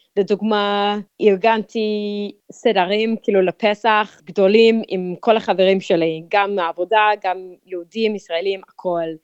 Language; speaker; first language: Hebrew; non-native, fluent; English